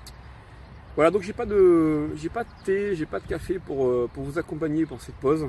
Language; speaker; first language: French; native; French